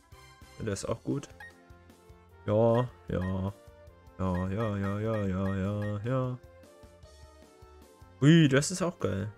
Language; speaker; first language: German; native; German